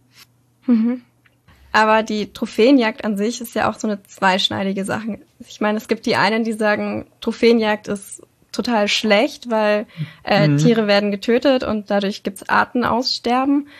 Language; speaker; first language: German; native; German